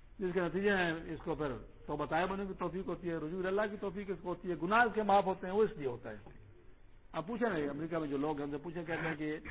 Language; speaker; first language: Urdu; non-native, local second language; Pashto